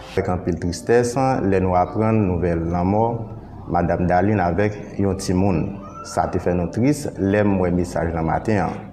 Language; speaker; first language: Haitian Creole; native; Haitian Creole